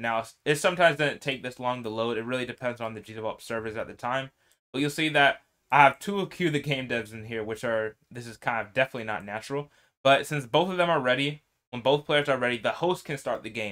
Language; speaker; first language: English; native; English